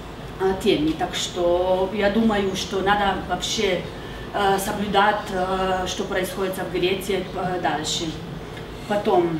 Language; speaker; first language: Russian; non-native, fluent; Slovenian